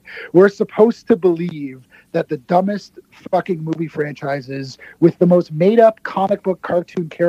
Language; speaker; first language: English; native; English